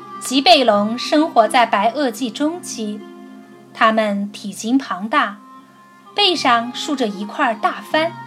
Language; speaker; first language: Chinese; native; Chinese